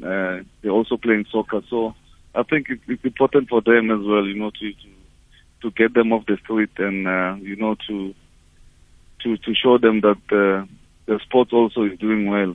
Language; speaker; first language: English; non-native, local second language; Tswana